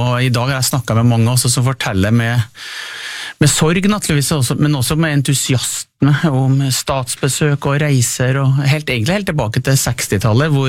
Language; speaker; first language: Norwegian; native; Norwegian